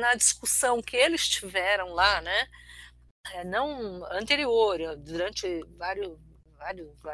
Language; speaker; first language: Portuguese; early bilingual, other home language; Armenian